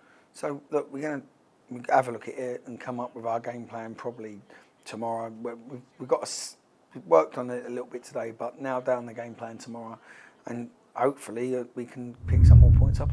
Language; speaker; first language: English; native; English